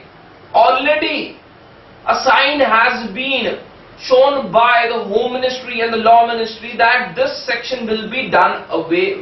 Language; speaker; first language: English; non-native, local second language; Hindi